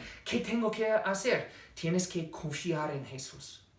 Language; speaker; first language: Spanish; non-native, fluent; English